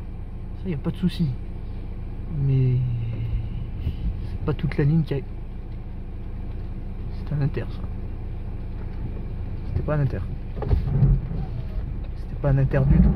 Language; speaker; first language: French; native; French